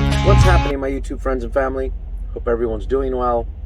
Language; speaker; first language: English; native; English